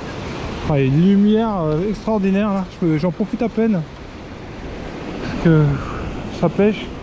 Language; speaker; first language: French; native; French